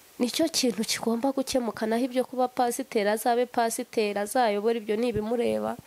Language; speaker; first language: Kinyarwanda; native; Kinyarwanda